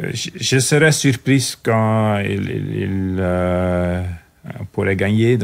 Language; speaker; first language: French; non-native, local second language; Dutch